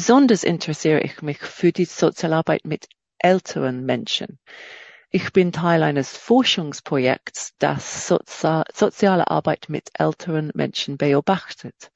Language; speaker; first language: German; non-native, fluent; English